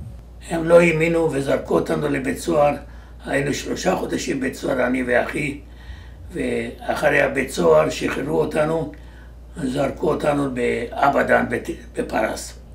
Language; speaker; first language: Hebrew; non-native, fluent; Georgian